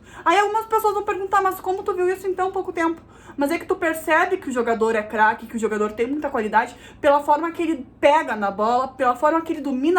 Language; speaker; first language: Portuguese; native; Portuguese